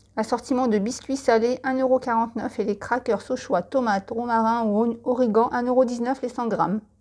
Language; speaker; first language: French; native; French